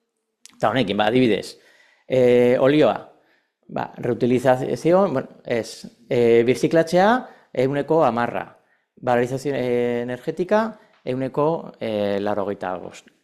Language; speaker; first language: Basque; non-native, local second language; Spanish